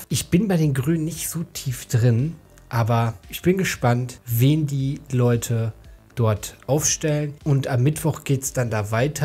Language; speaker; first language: German; native; German